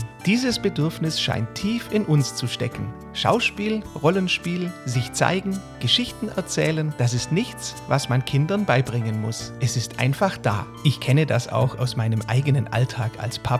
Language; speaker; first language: German; native; German